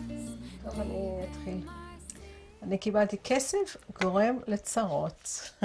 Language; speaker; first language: Hebrew; non-native, fluent; English